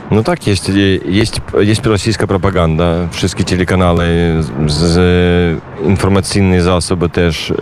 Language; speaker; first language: Polish; non-native, learner; Ukrainian